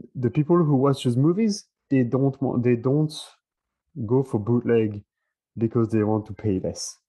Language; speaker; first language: English; non-native, fluent; French